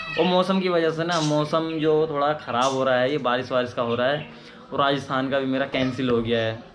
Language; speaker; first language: Hindi; native; Hindi